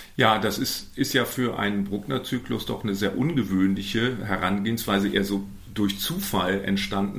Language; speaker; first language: German; native; German